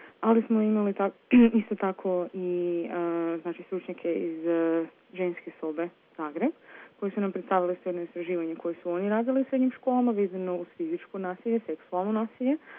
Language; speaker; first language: Serbian; native; Serbian